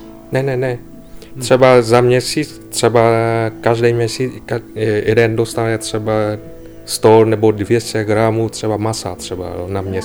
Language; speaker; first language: Czech; non-native, learner; Vietnamese